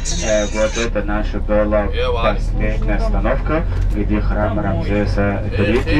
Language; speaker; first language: Russian; non-native, fluent; Arabic